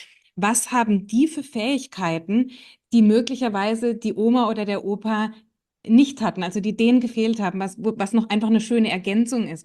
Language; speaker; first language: German; native; German